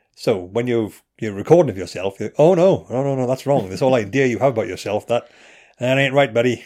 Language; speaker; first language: English; native; English